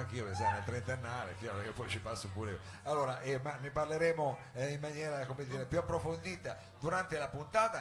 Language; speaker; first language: Italian; native; Italian